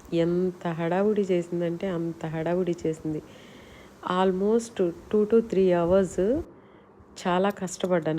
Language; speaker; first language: Telugu; native; Telugu